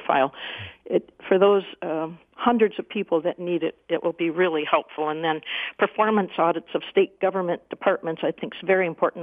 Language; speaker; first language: English; native; English